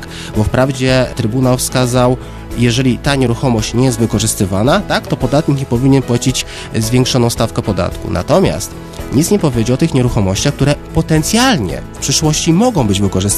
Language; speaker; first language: Polish; native; Polish